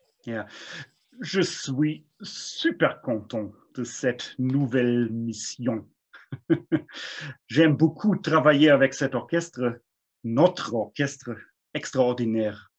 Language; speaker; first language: French; non-native, fluent; German